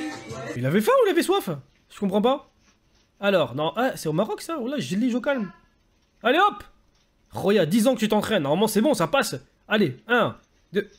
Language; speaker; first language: French; native; French